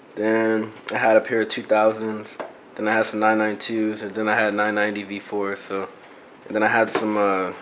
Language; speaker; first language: English; native; English